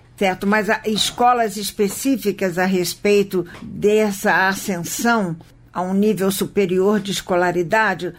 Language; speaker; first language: Portuguese; native; Portuguese